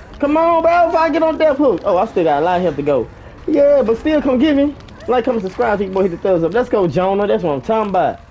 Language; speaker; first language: English; native; English